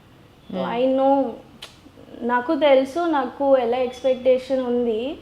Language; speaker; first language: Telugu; non-native, learner; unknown